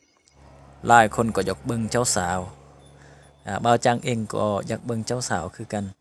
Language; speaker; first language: Thai; non-native, local second language; Lao